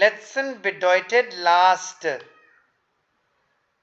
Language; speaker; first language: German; non-native, fluent; Hindi